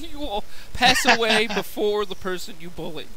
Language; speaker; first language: English; native; English